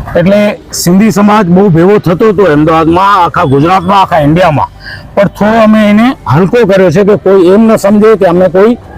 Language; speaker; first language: Gujarati; non-native, local second language; Sindhi